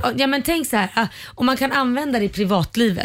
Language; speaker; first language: Swedish; native; Swedish